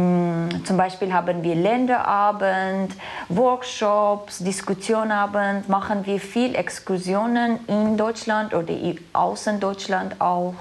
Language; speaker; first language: German; non-native, fluent; Armenian